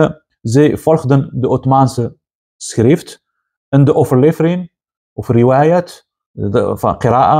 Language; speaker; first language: Dutch; non-native, fluent; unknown